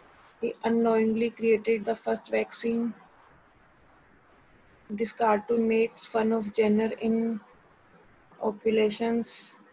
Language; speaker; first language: English; non-native, local second language; Hindi